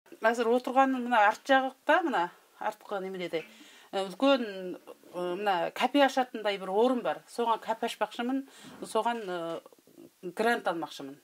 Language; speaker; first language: Kazakh; early bilingual, heritage; Kazakh